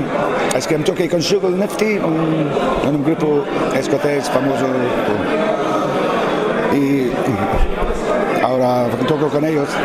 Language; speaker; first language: Spanish; non-native, fluent; English